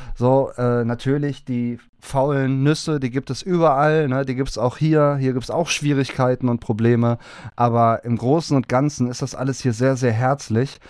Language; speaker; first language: German; non-native, fluent; Spanish